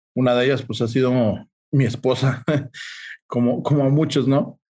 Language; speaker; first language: Spanish; native; Spanish